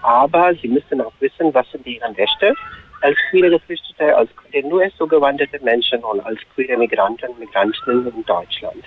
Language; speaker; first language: German; non-native, fluent; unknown